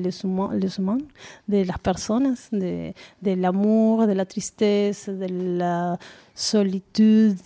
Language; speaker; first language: French; non-native, learner; Spanish